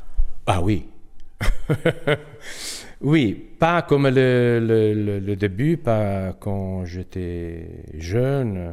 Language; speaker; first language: French; non-native, learner; Italian